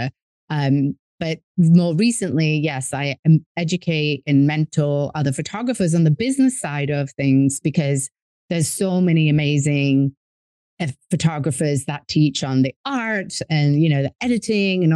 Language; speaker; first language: English; native; English